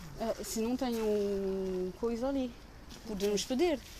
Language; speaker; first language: Portuguese; non-native, learner; French